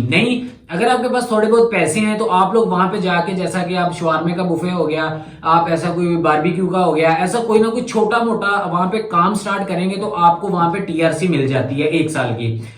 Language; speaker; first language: Urdu; non-native, local second language; Punjabi